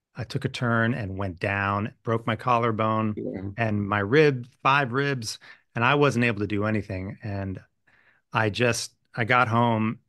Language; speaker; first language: English; native; English